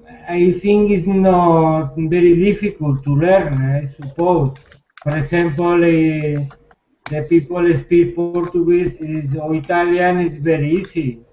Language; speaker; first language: English; non-native, learner; Spanish